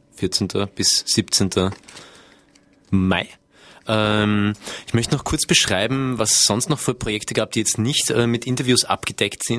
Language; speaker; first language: German; native; German